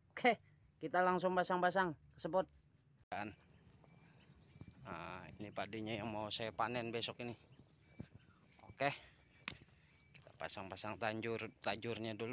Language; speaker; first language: Indonesian; native; Indonesian